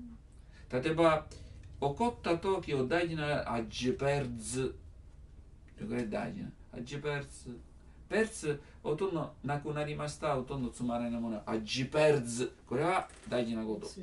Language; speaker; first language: Japanese; non-native, learner; Italian